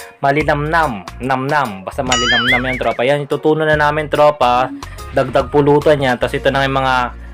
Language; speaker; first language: Filipino; non-native, local second language; Iloko